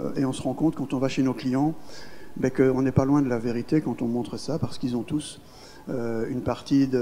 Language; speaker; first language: French; native; French